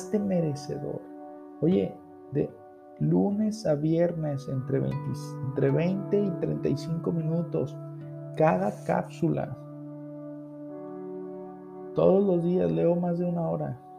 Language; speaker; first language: Spanish; native; Spanish